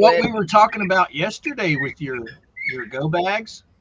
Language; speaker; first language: English; native; English